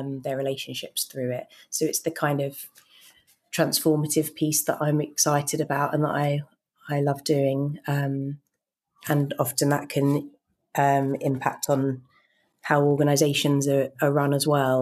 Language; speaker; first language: English; native; English